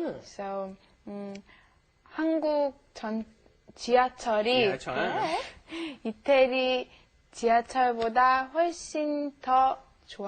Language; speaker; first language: Korean; non-native, learner; Italian